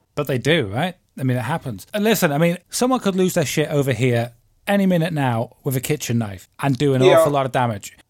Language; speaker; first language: English; native; English